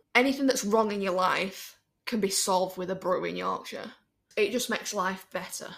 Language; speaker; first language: English; native; English